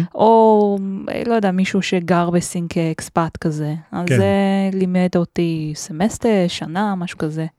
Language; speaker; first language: Hebrew; non-native, fluent; Chinese